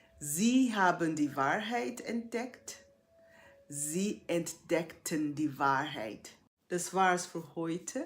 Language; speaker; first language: German; non-native, fluent; Portuguese